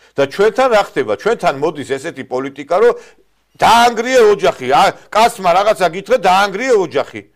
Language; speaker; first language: Georgian; native; Georgian